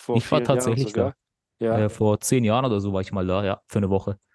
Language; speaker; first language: German; early bilingual, other home language; Turkish